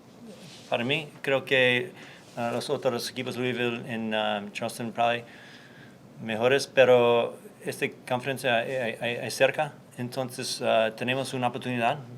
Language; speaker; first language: Spanish; non-native, learner; English